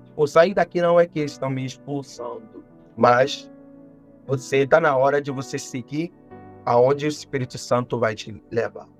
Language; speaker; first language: Portuguese; non-native, fluent; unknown